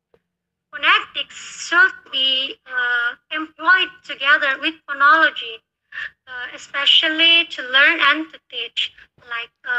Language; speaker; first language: English; non-native, learner; Indonesian